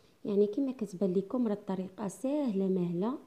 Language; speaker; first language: Arabic; native; Arabic